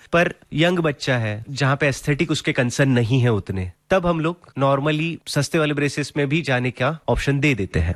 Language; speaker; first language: Hindi; non-native, local second language; Marathi